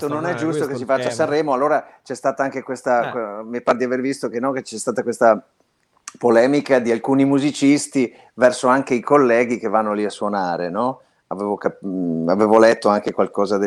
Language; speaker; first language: Italian; native; Italian